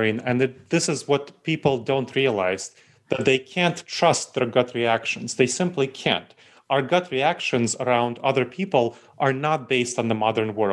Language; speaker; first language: English; early bilingual, other home language; Romanian